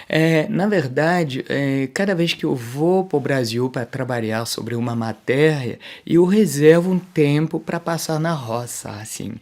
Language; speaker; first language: Portuguese; non-native, fluent; French